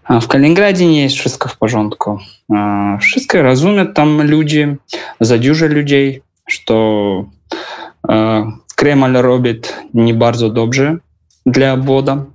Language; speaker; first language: Polish; non-native, learner; Russian